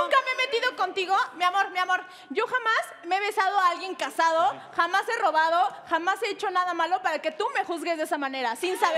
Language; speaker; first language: Spanish; native; Spanish